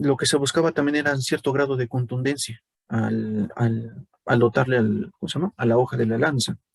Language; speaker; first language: Spanish; native; Spanish